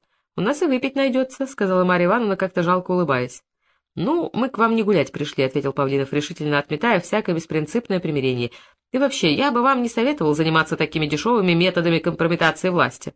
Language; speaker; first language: Russian; native; Russian